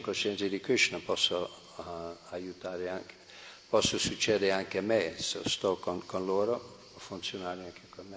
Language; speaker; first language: Italian; non-native, learner; English